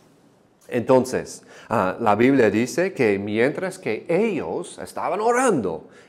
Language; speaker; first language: Spanish; non-native, fluent; English